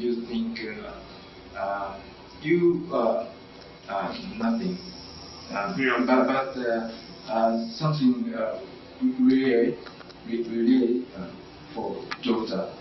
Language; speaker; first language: English; non-native, learner; Japanese